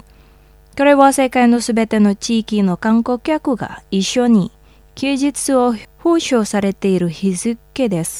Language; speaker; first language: Japanese; non-native, fluent; Indonesian